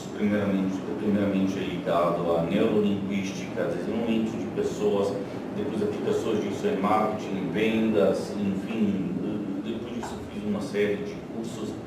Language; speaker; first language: Portuguese; non-native, fluent; Slovenian